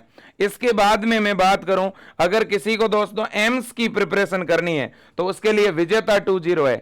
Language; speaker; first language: Hindi; native; Hindi